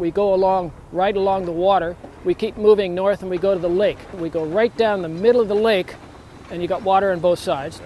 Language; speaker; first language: English; native; English